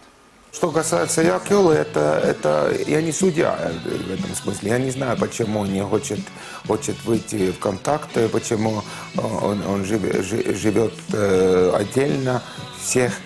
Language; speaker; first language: Russian; non-native, fluent; Estonian